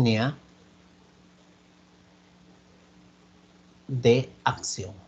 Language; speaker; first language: Spanish; native; Spanish